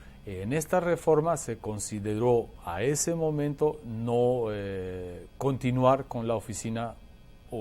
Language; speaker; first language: Portuguese; non-native, learner; Spanish